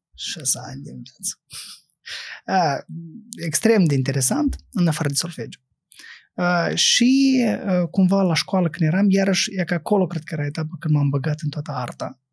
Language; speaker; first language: Romanian; native; Romanian